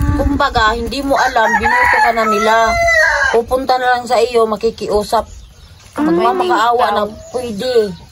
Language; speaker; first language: Filipino; non-native, local second language; Waray